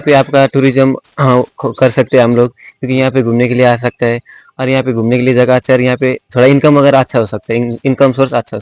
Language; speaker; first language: Hindi; non-native, local second language; Nepali